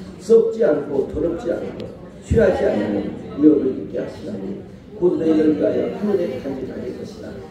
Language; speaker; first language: Korean; native; Korean